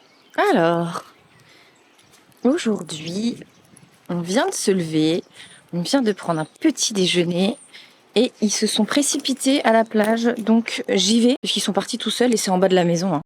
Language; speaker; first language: French; native; French